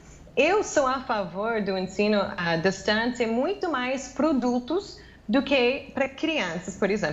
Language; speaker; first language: Portuguese; non-native, fluent; English